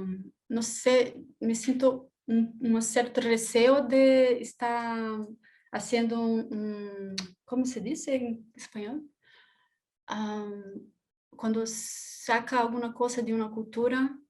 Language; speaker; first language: Spanish; non-native, learner; Portuguese